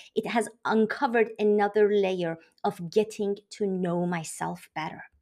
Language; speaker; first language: English; non-native, fluent; Persian